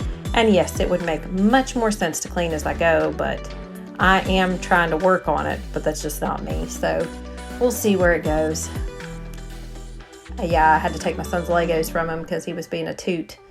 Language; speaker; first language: English; native; English